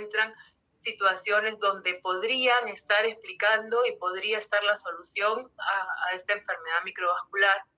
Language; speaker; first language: Spanish; native; Spanish